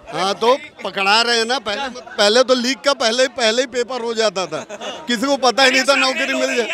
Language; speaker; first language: Hindi; native; Hindi